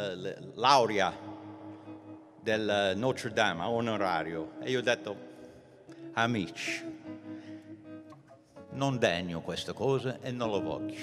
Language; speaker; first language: Italian; early bilingual, heritage; English